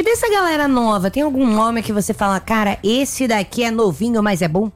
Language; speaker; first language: Portuguese; native; Portuguese